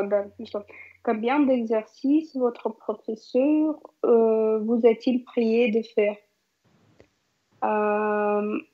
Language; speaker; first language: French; non-native, learner; Russian